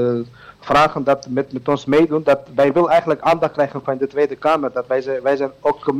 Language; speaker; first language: Dutch; non-native, learner; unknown